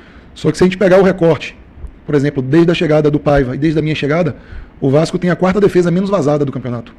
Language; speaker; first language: Portuguese; native; Portuguese